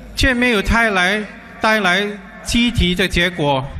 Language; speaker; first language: Chinese; non-native, local second language; English